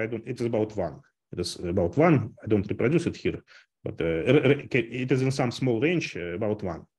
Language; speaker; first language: English; non-native, fluent; Russian